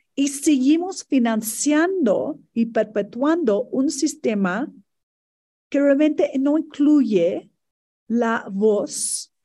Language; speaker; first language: Spanish; non-native, fluent; English